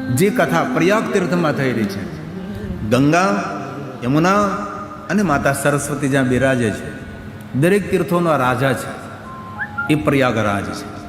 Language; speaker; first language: Gujarati; native; Gujarati